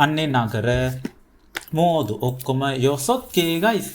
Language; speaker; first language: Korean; non-native, fluent; Sinhala